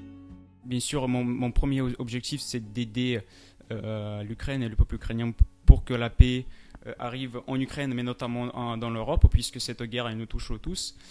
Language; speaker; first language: French; non-native, fluent; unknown